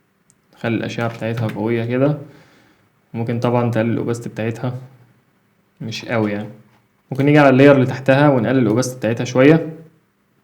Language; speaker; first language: Arabic; native; Arabic